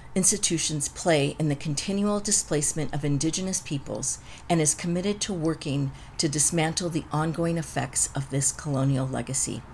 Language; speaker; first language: English; native; English